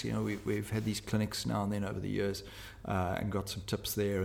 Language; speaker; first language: English; native; English